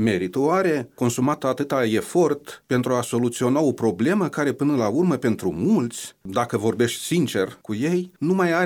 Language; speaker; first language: Romanian; native; Romanian